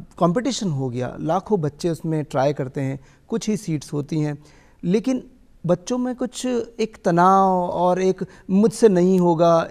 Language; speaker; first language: Hindi; native; Hindi